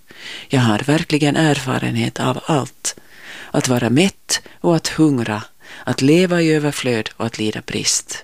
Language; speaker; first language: Swedish; native; Swedish